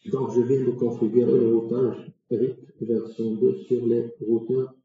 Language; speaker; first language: French; non-native, local second language; Arabic